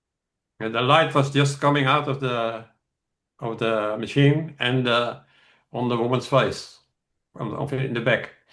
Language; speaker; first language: English; non-native, fluent; Dutch